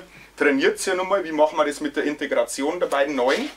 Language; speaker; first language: German; native; German